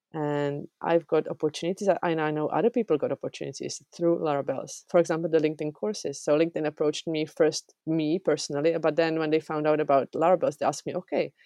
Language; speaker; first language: English; non-native, fluent; Czech